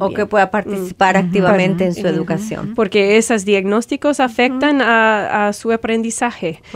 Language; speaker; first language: Spanish; non-native, fluent; English